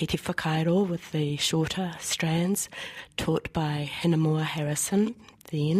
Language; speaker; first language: English; native; English